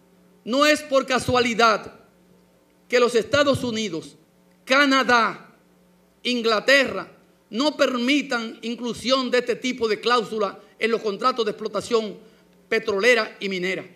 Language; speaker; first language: Spanish; native; Spanish